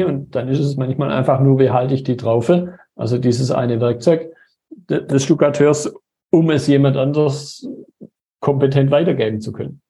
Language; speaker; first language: German; native; German